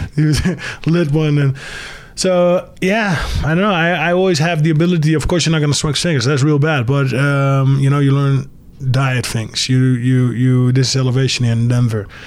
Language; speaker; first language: English; early bilingual, other home language; Dutch